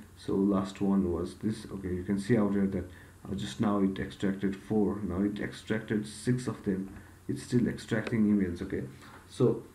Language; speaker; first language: English; non-native, local second language; Nepali